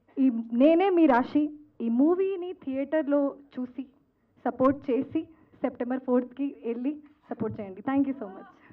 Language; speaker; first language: Telugu; non-native, learner; Hindi